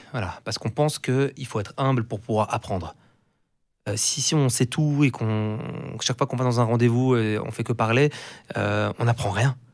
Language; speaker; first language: French; native; French